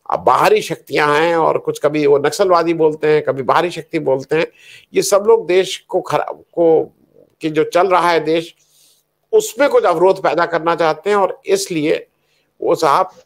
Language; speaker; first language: Hindi; native; Hindi